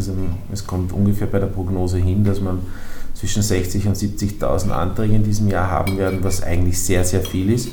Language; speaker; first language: German; native; German